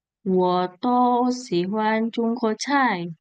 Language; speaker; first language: Chinese; non-native, fluent; Indonesian